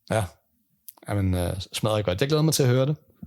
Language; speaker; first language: Danish; native; Danish